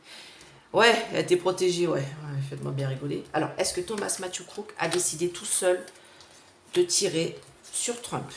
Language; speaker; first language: French; native; French